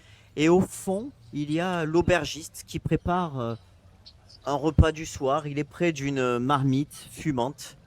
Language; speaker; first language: French; native; French